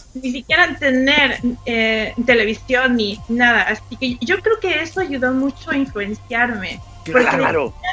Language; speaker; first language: Spanish; early bilingual, other home language; English